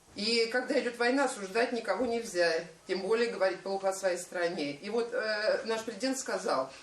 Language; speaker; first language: Russian; native; Russian